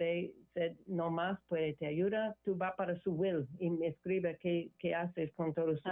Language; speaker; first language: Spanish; non-native, learner; English